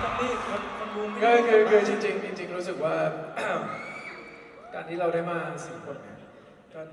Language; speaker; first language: Thai; native; Thai